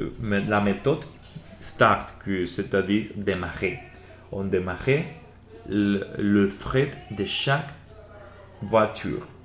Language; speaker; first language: French; non-native, learner; Spanish